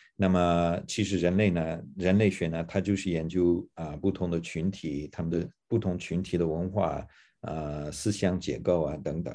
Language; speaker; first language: Chinese; non-native, fluent; English